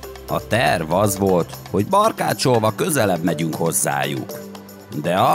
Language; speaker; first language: Hungarian; native; Hungarian